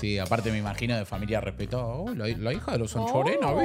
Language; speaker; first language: Spanish; native; Spanish